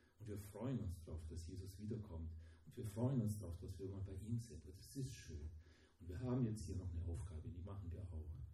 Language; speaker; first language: German; early bilingual, heritage; German